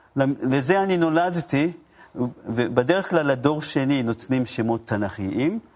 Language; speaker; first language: Hebrew; non-native, fluent; Japanese